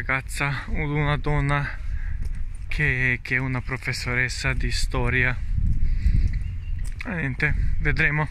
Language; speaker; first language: Italian; non-native, learner; Slovenian